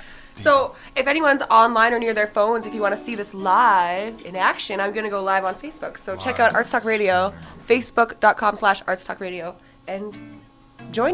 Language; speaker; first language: English; native; English